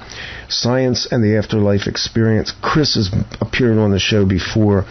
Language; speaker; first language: English; native; English